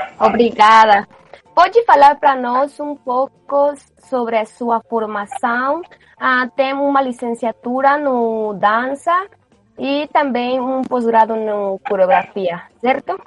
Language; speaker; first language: Portuguese; non-native, learner; Spanish